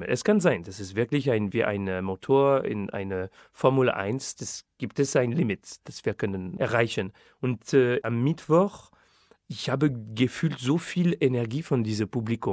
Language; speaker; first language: German; non-native, fluent; French